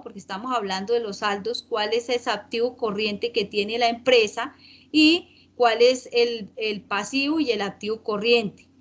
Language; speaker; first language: Spanish; native; Spanish